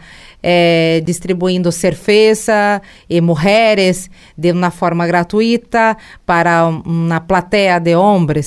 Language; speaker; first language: Spanish; non-native, learner; Portuguese